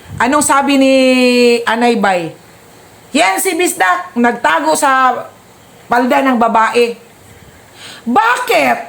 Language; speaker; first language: Filipino; non-native, local second language; Cebuano